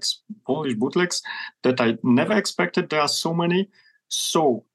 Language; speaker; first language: English; non-native, fluent; Polish